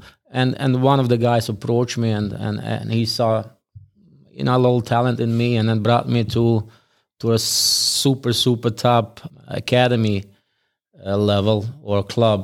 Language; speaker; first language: English; non-native, fluent; Bosnian